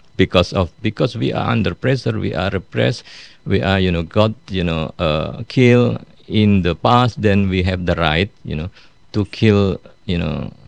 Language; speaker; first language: English; non-native, fluent; Indonesian